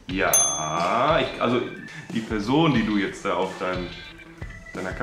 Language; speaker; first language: German; native; German